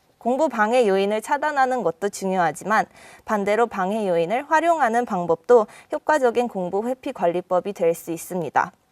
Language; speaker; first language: Korean; native; Korean